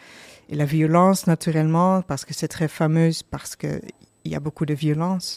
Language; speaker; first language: French; non-native, learner; Dutch